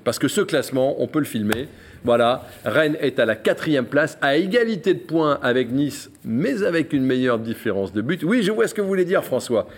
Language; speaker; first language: French; native; French